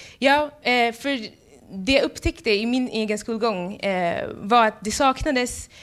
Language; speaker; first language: Swedish; early bilingual, other home language; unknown